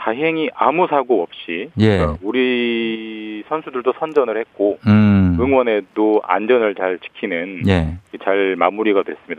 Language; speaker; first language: Korean; native; Korean